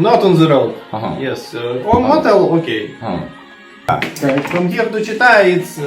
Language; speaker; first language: English; non-native, learner; Russian